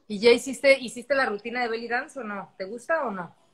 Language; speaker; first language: Spanish; native; Spanish